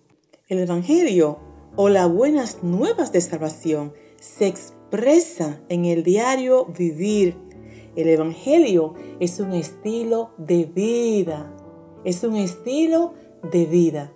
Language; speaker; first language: Spanish; native; Spanish